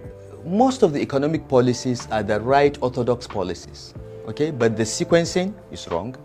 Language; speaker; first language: English; non-native, local second language; Hausa